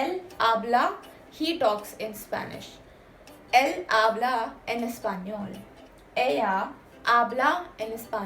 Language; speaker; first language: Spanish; non-native, fluent; Hindi